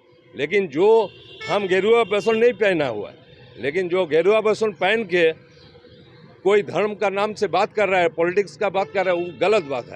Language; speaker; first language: Hindi; non-native, local second language; Bangla